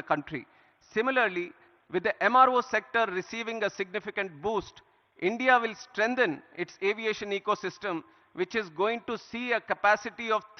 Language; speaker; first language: English; non-native, local second language; Telugu